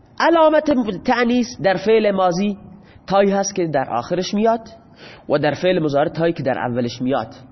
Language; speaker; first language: Persian; non-native, local second language; Baluchi